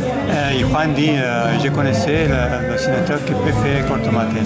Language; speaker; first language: French; non-native, learner; Catalan